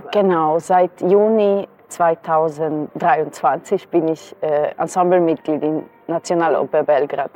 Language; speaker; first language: German; non-native, fluent; Serbian